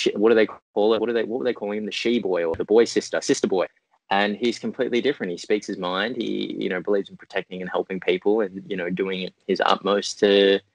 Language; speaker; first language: English; native; English